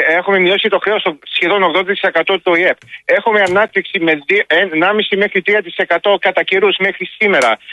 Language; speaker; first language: Greek; early bilingual, heritage; Greek